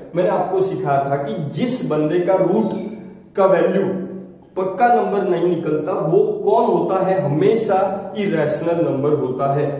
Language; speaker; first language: Hindi; native; Hindi